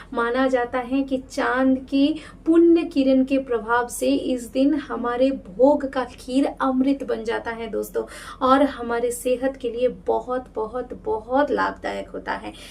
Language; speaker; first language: Hindi; non-native, local second language; Bangla